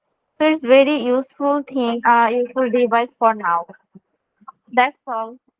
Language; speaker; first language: English; non-native, learner; Bangla